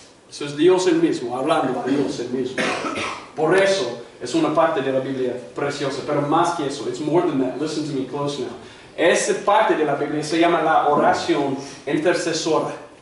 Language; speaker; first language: Spanish; non-native, fluent; English